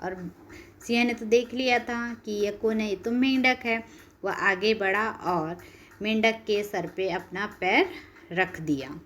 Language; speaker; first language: Hindi; non-native, local second language; Marathi